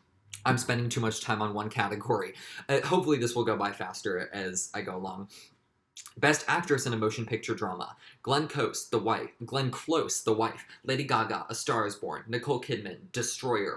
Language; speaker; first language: English; native; English